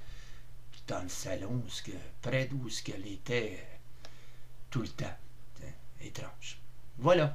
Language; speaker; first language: French; native; French